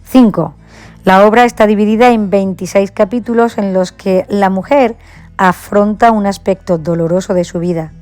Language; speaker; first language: Spanish; native; Spanish